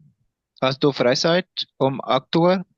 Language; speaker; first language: German; non-native, learner; Urdu